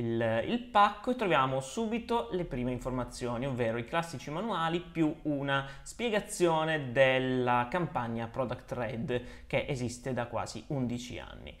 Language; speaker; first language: Italian; native; Italian